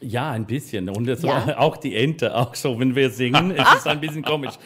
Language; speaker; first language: German; non-native, fluent; English